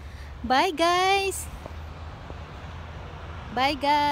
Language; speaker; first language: English; non-native, learner; Filipino